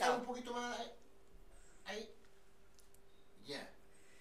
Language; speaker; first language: Spanish; native; Spanish